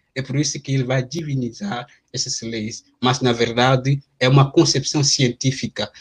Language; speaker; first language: Portuguese; non-native, fluent; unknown